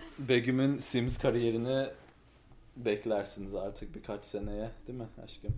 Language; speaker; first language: Turkish; early bilingual, heritage; Turkish